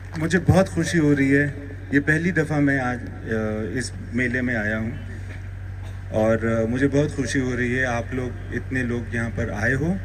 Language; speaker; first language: Hindi; native; Hindi